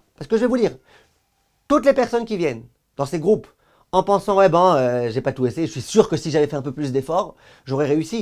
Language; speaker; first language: French; native; French